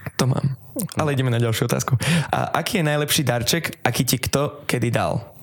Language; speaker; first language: Slovak; native; Slovak